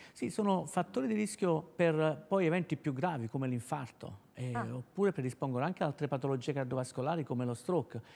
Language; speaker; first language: Italian; native; Italian